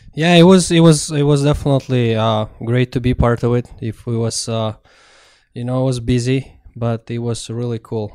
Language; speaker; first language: English; non-native, fluent; Russian